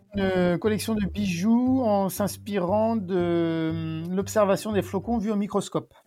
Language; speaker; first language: French; native; French